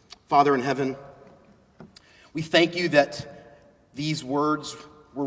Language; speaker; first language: English; native; English